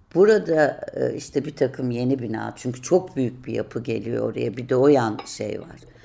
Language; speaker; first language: Turkish; native; Turkish